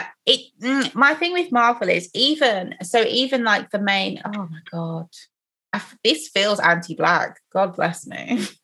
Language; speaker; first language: English; native; English